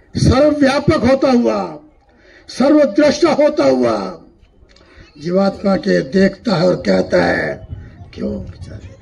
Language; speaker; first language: Hindi; non-native, local second language; Marathi